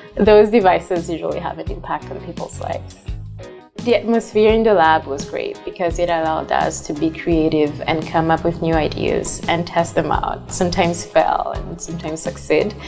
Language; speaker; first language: English; non-native, fluent; Rundi